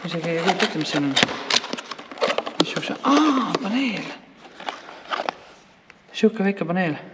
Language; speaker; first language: Estonian; native; Estonian